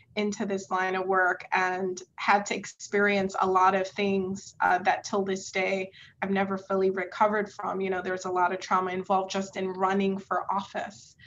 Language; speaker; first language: English; native; English